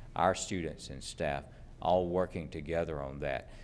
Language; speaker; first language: English; native; English